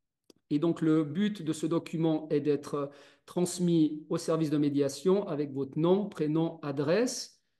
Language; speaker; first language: French; native; French